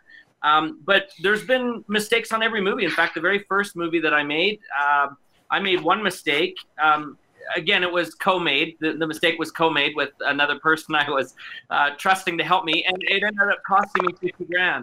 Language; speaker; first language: English; native; English